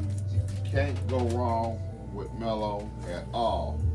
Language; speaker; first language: English; native; English